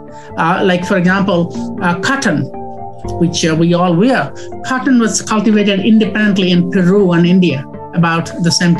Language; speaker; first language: English; non-native, local second language; Odia